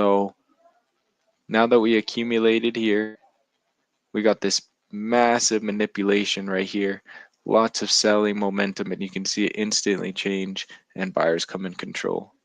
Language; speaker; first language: English; native; English